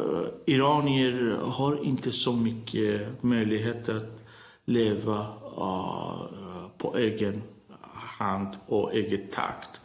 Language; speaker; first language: Swedish; non-native, learner; Persian